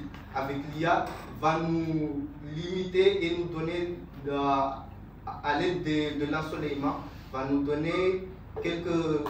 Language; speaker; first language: French; non-native, local second language; Ngazidja Comorian